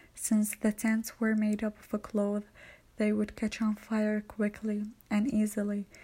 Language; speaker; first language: English; non-native, fluent; Arabic